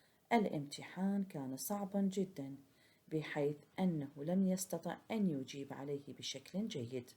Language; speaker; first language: Arabic; native; Arabic